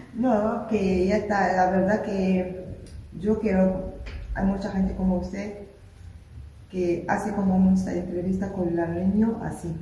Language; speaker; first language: Spanish; non-native, local second language; Arabic